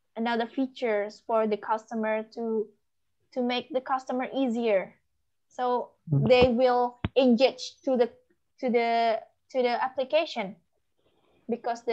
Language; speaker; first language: English; non-native, learner; Indonesian